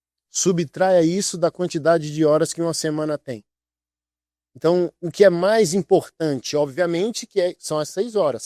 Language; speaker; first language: Portuguese; native; Portuguese